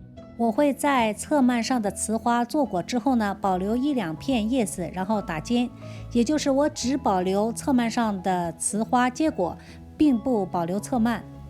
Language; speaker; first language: Chinese; native; Chinese